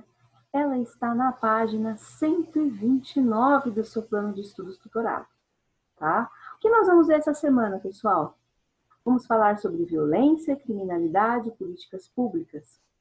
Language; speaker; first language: Portuguese; native; Portuguese